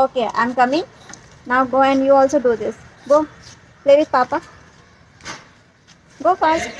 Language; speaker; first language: English; non-native, learner; Hindi